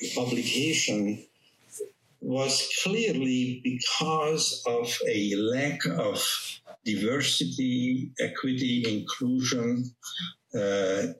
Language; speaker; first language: English; non-native, fluent; Hungarian